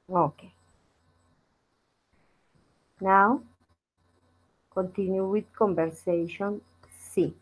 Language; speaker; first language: English; non-native, learner; Spanish